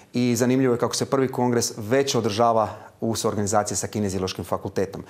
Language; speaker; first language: Croatian; native; Croatian